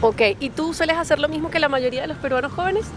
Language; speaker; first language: Spanish; native; Spanish